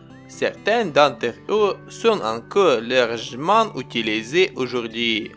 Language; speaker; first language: French; non-native, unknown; Ukrainian